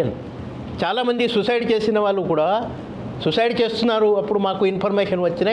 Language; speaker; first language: Telugu; non-native, fluent; Marathi